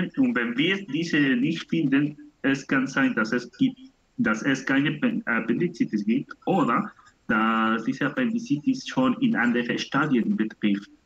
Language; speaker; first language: German; non-native, learner; Spanish